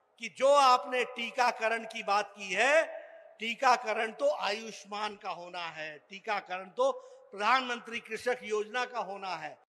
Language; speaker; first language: Hindi; native; Hindi